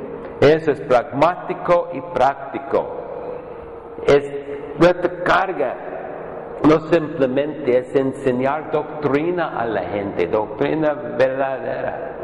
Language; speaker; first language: Spanish; non-native, fluent; English